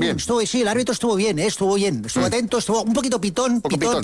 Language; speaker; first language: Spanish; native; Spanish